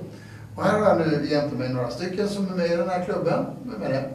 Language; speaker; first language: Swedish; native; Swedish